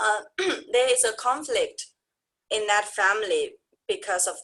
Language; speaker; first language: English; non-native, fluent; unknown